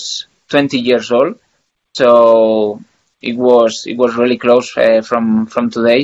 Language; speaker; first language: English; non-native, fluent; Spanish